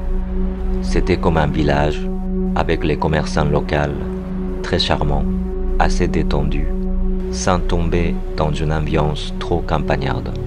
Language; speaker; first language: French; non-native, fluent; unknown